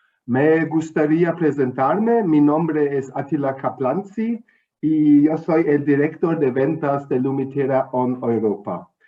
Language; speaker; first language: Spanish; non-native, fluent; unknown